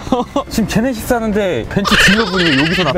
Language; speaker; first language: Korean; native; Korean